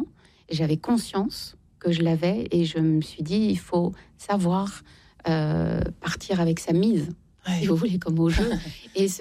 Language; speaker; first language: French; native; French